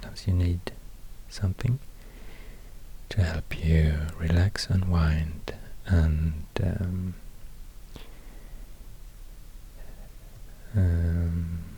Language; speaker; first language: English; non-native, fluent; Swedish